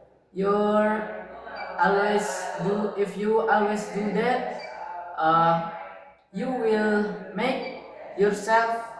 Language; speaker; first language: English; non-native, learner; Indonesian